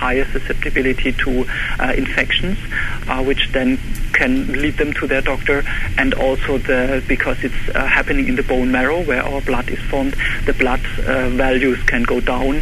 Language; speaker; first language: English; non-native, fluent; German